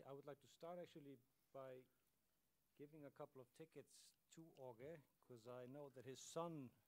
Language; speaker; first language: English; non-native, fluent; Icelandic